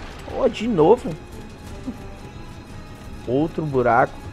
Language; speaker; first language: Portuguese; native; Portuguese